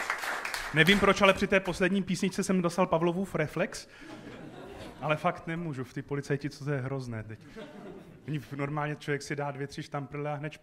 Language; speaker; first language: Czech; native; Czech